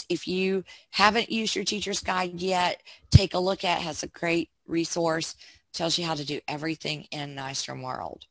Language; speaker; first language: English; native; English